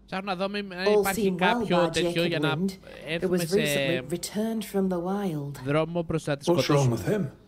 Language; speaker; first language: Greek; native; Greek